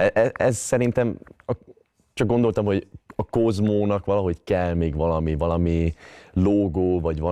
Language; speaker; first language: Hungarian; early bilingual, other home language; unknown